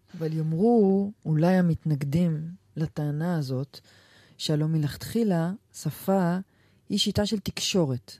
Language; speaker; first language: Hebrew; native; Hebrew